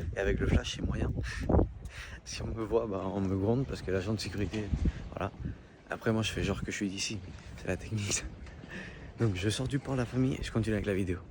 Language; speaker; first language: French; early bilingual, other home language; Spanish